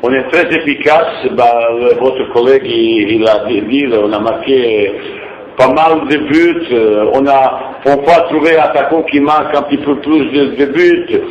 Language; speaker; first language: French; non-native, fluent; Bosnian